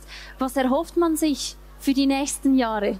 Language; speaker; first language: German; native; German